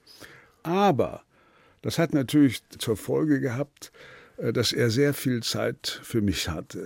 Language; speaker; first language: German; native; German